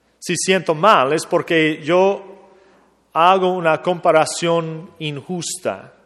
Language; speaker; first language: Spanish; non-native, fluent; English